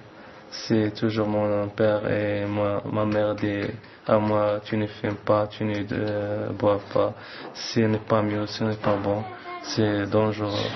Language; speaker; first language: French; non-native, learner; Arabic